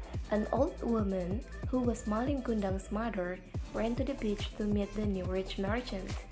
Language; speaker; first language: English; non-native, fluent; Indonesian